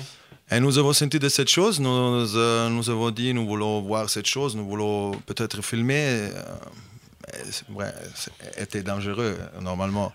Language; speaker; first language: French; non-native, fluent; Bosnian